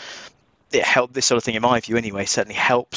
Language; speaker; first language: English; native; English